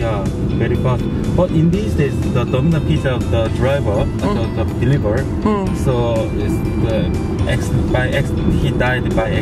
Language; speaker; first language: English; non-native, learner; Korean